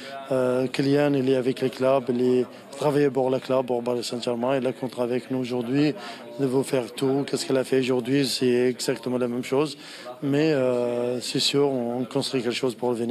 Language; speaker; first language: French; non-native, learner; Arabic